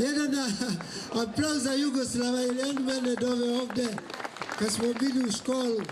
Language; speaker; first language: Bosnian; non-native, fluent; Swahili